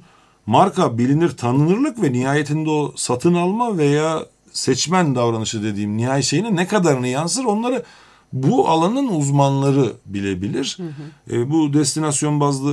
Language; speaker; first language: Turkish; native; Turkish